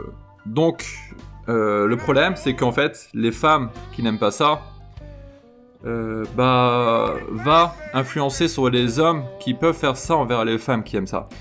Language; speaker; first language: French; native; French